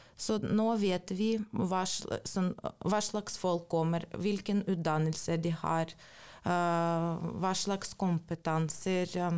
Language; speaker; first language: Norwegian; non-native, fluent; Ukrainian